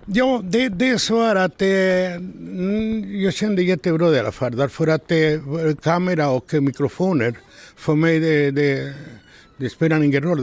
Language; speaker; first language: Swedish; non-native, learner; Spanish